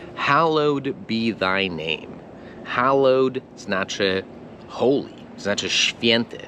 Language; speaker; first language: Polish; non-native, fluent; English